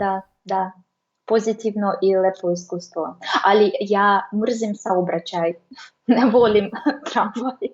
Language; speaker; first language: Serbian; non-native, learner; Russian